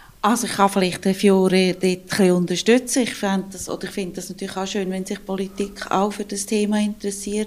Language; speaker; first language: German; native; German